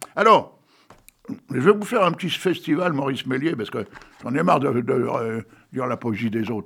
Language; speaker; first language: French; native; French